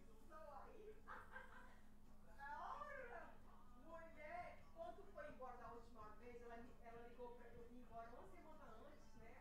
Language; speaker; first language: Portuguese; native; Portuguese